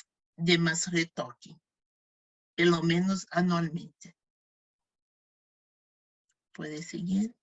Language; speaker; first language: Spanish; non-native, fluent; Portuguese